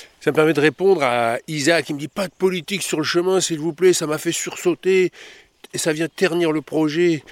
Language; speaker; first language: French; native; French